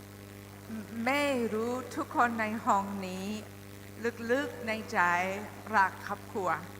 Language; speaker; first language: Thai; non-native, learner; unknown